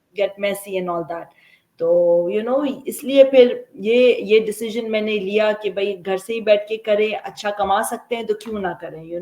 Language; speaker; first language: Urdu; native; Urdu